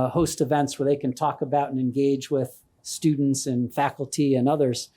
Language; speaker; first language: English; native; English